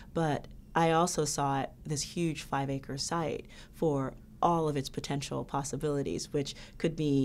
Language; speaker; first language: English; native; English